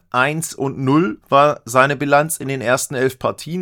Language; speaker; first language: German; native; German